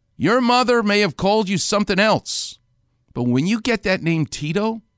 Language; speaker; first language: English; native; English